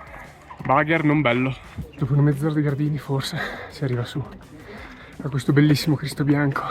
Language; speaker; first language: Italian; native; Italian